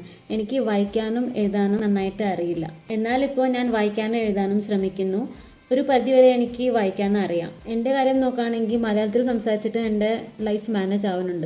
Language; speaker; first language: Malayalam; non-native, local second language; Hindi